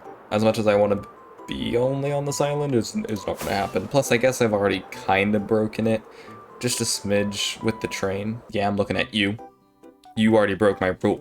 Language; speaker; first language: English; native; English